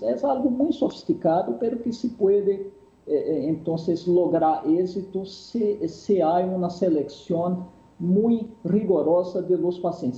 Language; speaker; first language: Spanish; non-native, fluent; Portuguese